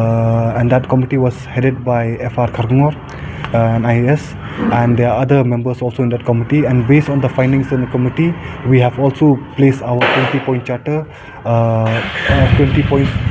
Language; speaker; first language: English; non-native, local second language; Khasi